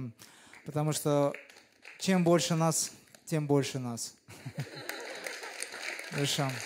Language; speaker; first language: Russian; native; Russian